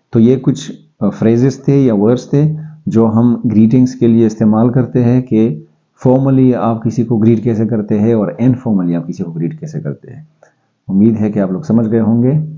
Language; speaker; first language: Urdu; non-native, local second language; Pashto